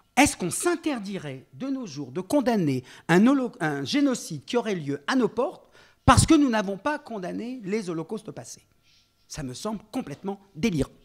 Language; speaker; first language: French; native; French